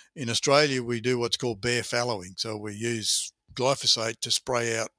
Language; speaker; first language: English; native; English